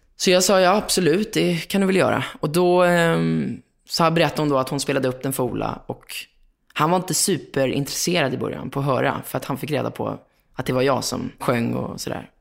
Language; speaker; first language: Swedish; native; Swedish